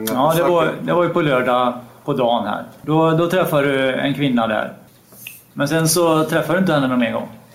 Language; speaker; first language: Swedish; native; Swedish